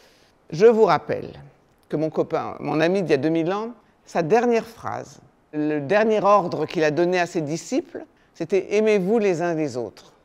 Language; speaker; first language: French; native; French